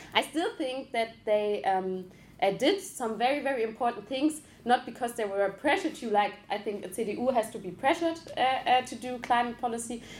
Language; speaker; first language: English; non-native, fluent; German